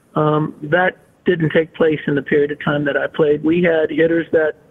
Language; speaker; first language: English; native; English